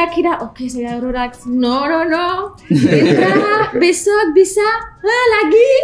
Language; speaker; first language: Indonesian; non-native, learner; French